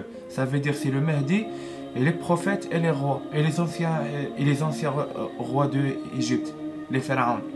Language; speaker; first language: French; non-native, learner; Arabic